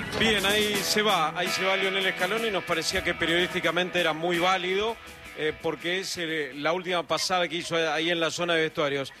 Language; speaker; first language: Spanish; native; Spanish